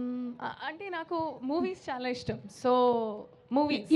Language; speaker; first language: Telugu; non-native, fluent; Hindi